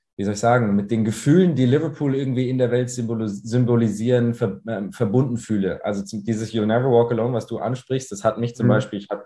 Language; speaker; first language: German; early bilingual, other home language; English